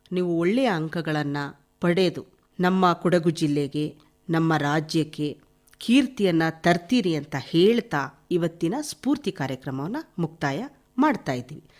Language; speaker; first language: Kannada; native; Kannada